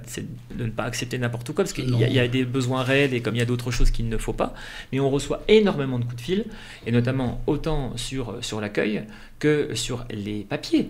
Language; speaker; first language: French; native; French